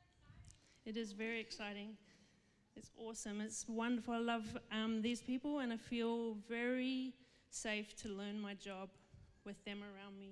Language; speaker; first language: English; native; English